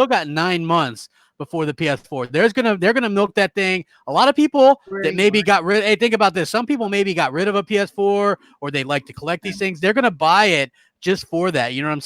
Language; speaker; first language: English; native; English